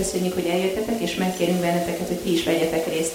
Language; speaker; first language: Hungarian; native; Hungarian